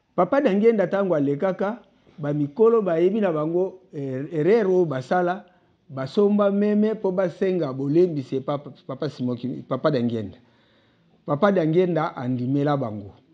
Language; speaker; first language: Lingala; non-native, local second language; Kongo